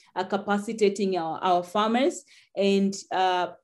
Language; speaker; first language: English; non-native, local second language; Swahili